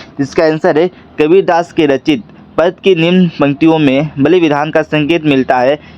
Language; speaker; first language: Hindi; non-native, local second language; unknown